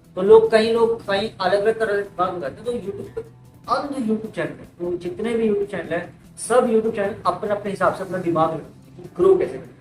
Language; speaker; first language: Hindi; native; Hindi